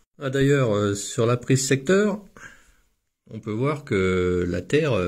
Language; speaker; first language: French; native; French